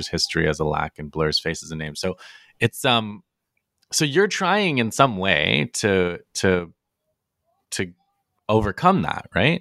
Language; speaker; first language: English; native; English